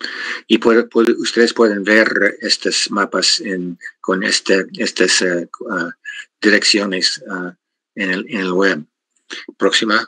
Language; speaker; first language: Spanish; non-native, fluent; English